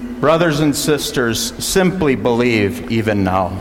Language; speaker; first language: English; native; English